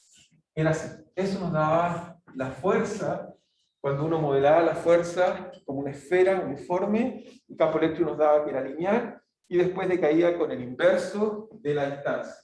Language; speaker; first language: Spanish; native; Spanish